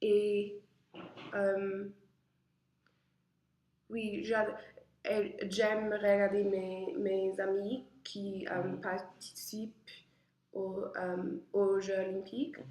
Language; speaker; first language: French; non-native, learner; English